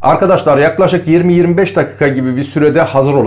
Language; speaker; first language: Turkish; native; Turkish